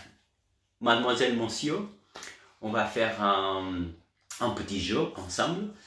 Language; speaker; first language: French; non-native, learner; Portuguese